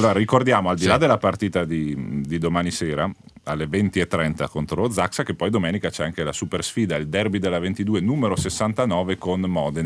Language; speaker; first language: Italian; native; Italian